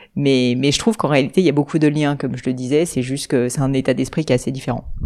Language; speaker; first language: French; native; French